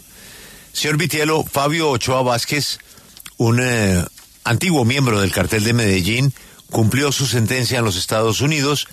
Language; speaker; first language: Spanish; native; Spanish